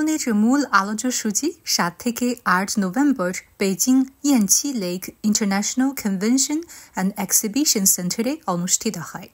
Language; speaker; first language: Bangla; non-native, fluent; Chinese